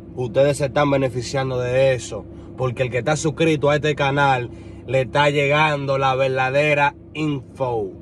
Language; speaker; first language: Spanish; native; Spanish